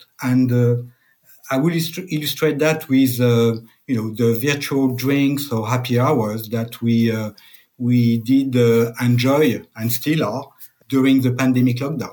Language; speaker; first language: English; non-native, fluent; French